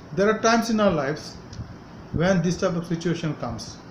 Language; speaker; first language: English; non-native, local second language; Hindi